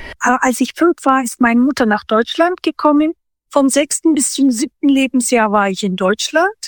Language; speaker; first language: German; early bilingual, other home language; Turkish